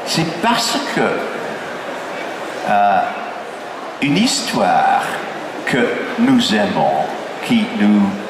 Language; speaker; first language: French; non-native, fluent; English